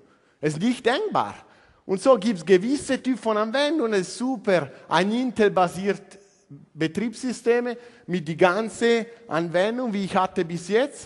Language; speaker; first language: German; non-native, learner; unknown